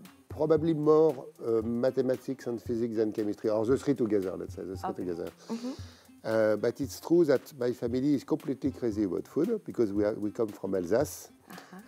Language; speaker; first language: English; non-native, fluent; French